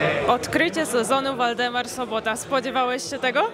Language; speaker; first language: Polish; native; Polish